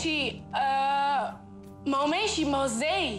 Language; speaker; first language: Arabic; native; Arabic